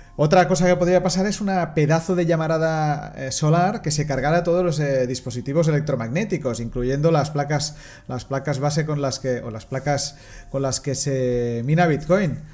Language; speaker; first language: Spanish; non-native, local second language; Catalan